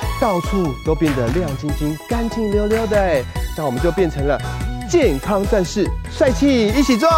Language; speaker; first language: Chinese; native; Chinese